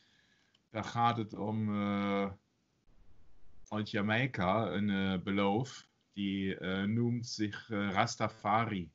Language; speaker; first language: Dutch; non-native, learner; German